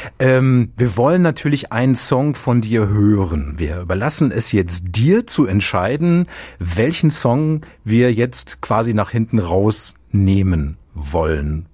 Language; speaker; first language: German; native; German